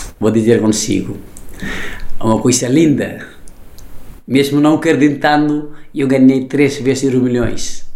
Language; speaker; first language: Portuguese; non-native, fluent; Nepali